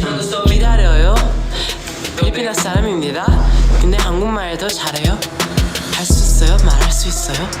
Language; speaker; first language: Korean; non-native, learner; Filipino